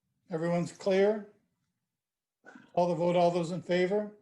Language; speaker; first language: English; native; English